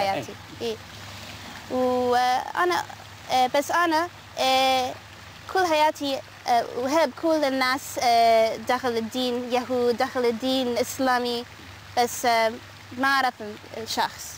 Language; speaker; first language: Arabic; non-native, learner; English